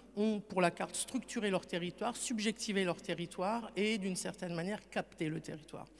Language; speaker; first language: French; native; French